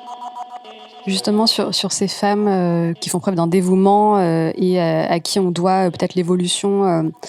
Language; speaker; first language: French; native; French